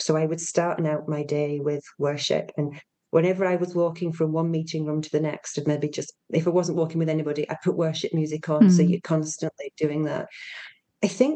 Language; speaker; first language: English; native; English